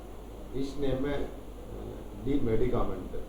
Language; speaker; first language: German; non-native, learner; Hindi